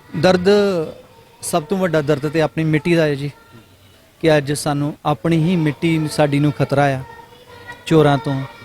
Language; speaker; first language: Punjabi; native; Punjabi